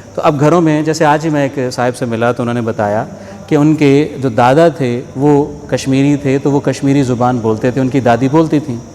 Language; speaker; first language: Urdu; non-native, local second language; Punjabi